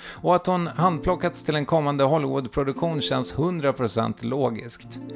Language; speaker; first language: Swedish; native; Swedish